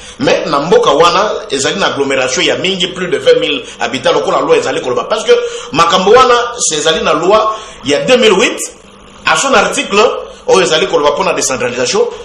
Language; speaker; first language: Lingala; non-native, local second language; Bembe